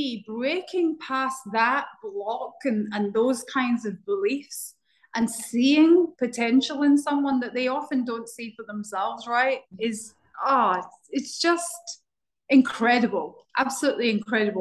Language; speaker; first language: English; native; English